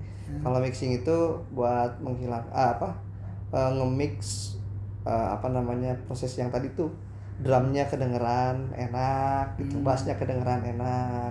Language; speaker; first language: Indonesian; native; Indonesian